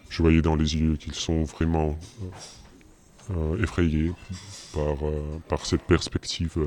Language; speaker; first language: French; non-native, learner; Russian